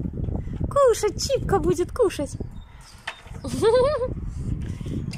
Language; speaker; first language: Russian; native; Russian